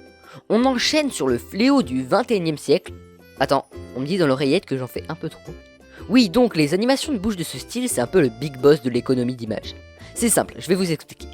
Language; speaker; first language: French; native; French